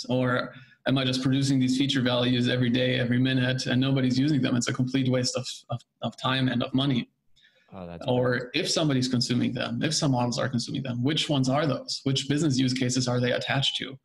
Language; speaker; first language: English; non-native, fluent; German